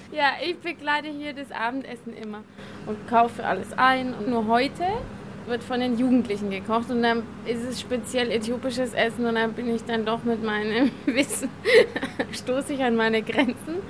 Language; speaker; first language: German; native; German